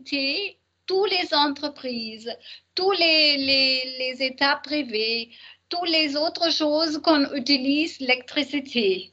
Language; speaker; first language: French; non-native, learner; German